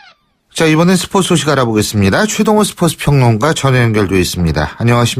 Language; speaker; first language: Korean; native; Korean